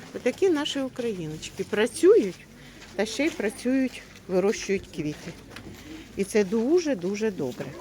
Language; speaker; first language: Ukrainian; native; Ukrainian